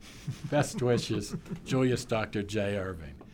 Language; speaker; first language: English; native; English